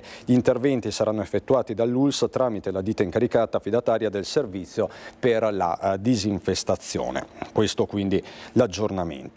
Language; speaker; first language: Italian; native; Italian